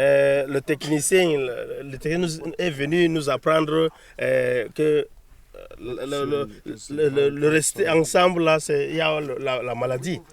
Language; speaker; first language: French; non-native, local second language; Fula